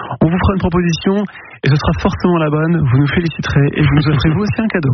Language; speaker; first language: French; native; French